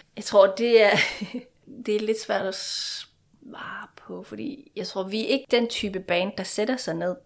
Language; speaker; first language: Danish; non-native, local second language; Faroese